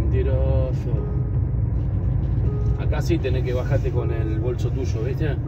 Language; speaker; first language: Spanish; native; Spanish